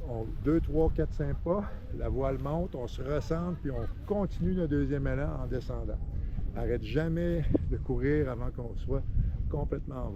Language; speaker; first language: French; native; French